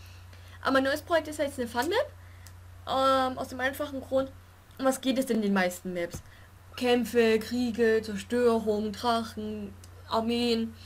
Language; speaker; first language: German; native; German